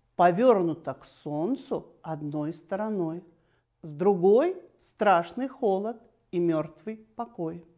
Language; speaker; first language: Russian; native; Russian